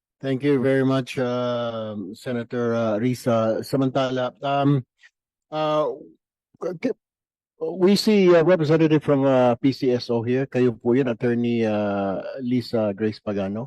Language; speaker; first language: English; non-native, local second language; Filipino